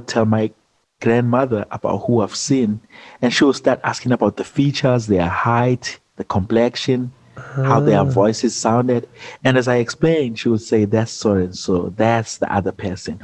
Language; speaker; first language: English; non-native, local second language; Zulu